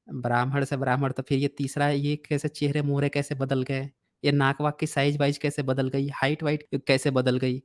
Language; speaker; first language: Hindi; native; Hindi